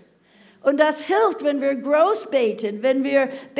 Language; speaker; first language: German; non-native, fluent; English